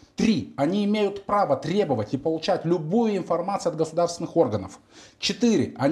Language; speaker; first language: Russian; non-native, local second language; Romanian